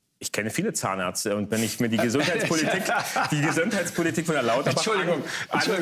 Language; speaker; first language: German; native; German